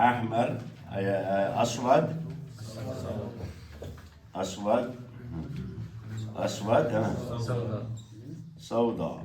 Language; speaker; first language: Arabic; non-native, fluent; Kashmiri